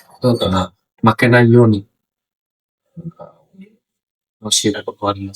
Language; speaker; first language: Japanese; non-native, learner; Indonesian